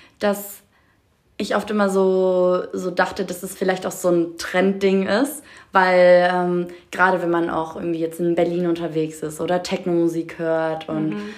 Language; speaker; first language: German; native; German